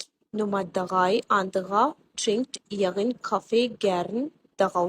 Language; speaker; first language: German; non-native, fluent; Urdu